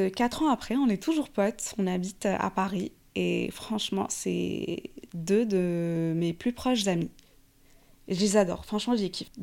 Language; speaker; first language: French; non-native, local second language; Arabic